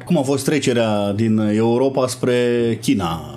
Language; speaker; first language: Romanian; native; Romanian